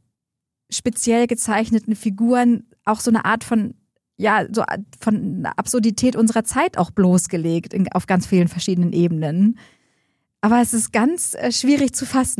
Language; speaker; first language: German; native; German